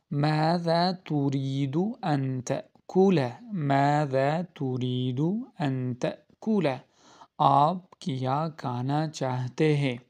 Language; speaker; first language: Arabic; non-native, fluent; Urdu